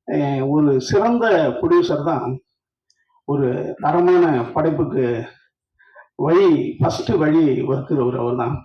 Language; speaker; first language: Tamil; native; Tamil